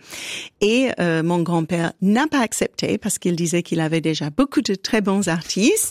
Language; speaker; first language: French; non-native, fluent; English